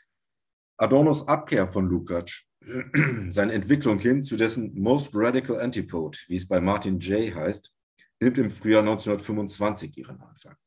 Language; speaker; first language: German; native; German